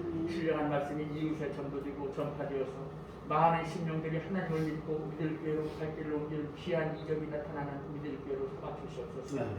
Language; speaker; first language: Korean; native; Korean